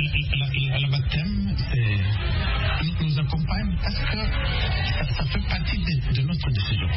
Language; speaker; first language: French; non-native, local second language; Kinyarwanda